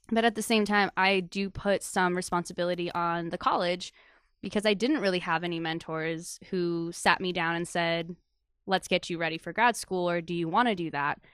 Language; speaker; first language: English; native; English